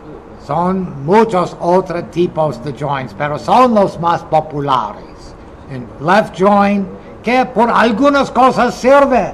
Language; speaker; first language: Spanish; non-native, fluent; English